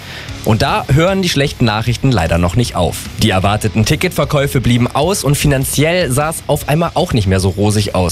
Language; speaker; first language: German; native; German